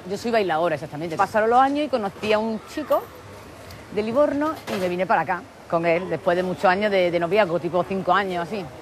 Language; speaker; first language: Spanish; native; Spanish